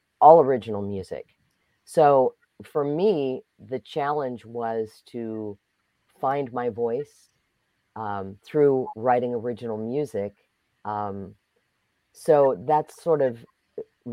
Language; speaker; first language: English; native; English